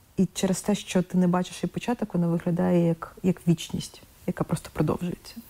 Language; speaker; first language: Ukrainian; non-native, local second language; Russian